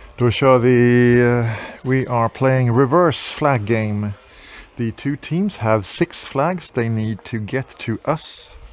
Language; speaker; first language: English; non-native, fluent; Swedish